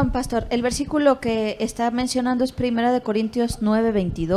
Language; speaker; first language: Spanish; native; Spanish